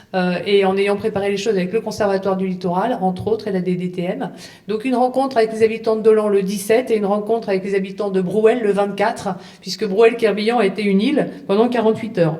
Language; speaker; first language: French; native; French